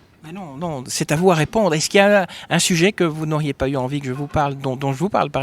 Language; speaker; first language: French; native; French